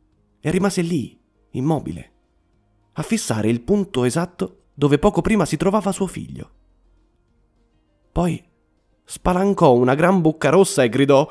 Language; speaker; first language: Italian; native; Italian